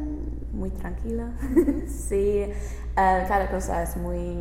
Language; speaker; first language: Spanish; non-native, learner; English